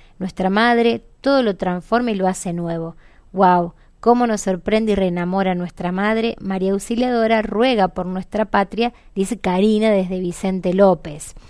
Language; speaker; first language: Spanish; native; Spanish